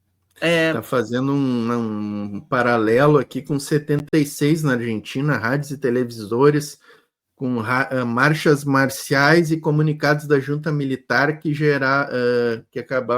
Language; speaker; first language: Portuguese; native; Portuguese